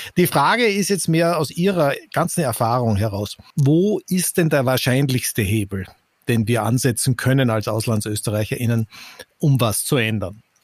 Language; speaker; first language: German; native; German